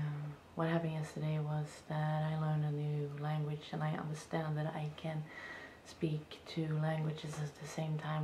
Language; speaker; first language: English; non-native, fluent; Swedish